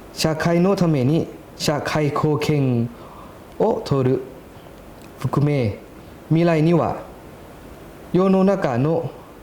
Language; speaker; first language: Japanese; non-native, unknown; Thai